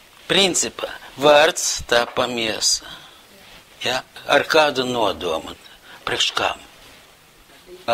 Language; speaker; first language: Latvian; non-native, local second language; Russian